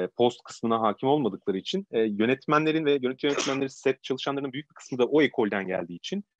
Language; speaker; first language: Turkish; native; Turkish